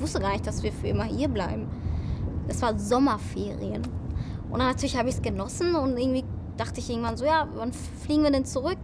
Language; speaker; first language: German; early bilingual, other home language; Persian